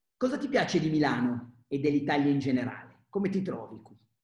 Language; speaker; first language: Italian; native; Italian